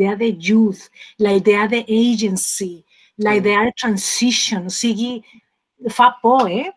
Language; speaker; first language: Catalan; non-native, fluent; Spanish